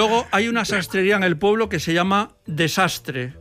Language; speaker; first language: Spanish; native; Spanish